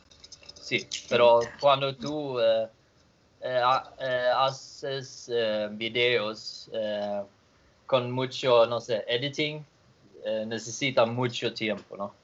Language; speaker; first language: Spanish; non-native, learner; Swedish